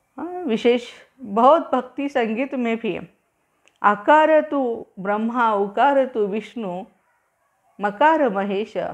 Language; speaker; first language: Hindi; non-native, local second language; Marathi